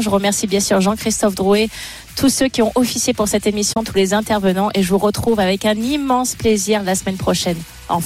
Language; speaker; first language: French; native; French